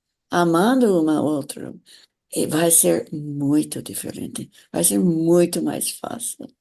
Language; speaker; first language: Portuguese; non-native, fluent; English